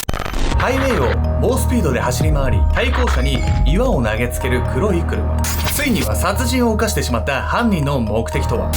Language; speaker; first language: Japanese; native; Japanese